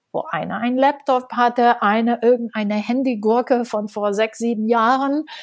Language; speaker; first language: German; non-native, fluent; Romanian